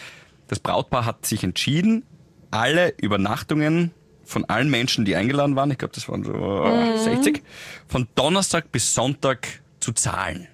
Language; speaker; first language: German; native; German